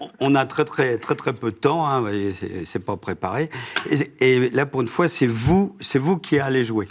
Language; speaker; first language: French; native; French